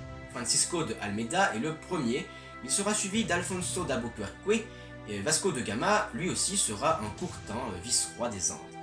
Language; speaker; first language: French; native; French